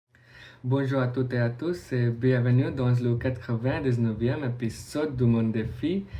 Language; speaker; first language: French; non-native, learner; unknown